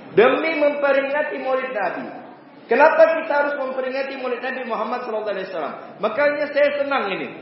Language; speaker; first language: Indonesian; native; Indonesian